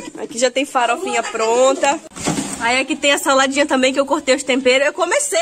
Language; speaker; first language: Portuguese; native; Portuguese